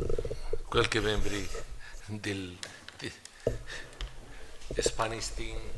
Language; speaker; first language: Italian; non-native, learner; Spanish